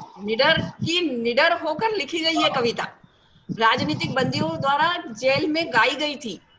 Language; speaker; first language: Hindi; native; Hindi